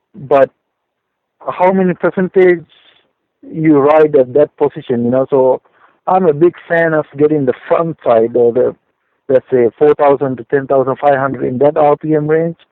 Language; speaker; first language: English; non-native, local second language; Sinhala